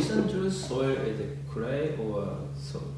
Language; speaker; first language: English; non-native, learner; Japanese